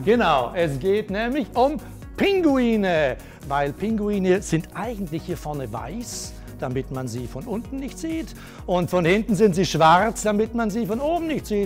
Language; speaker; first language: German; native; German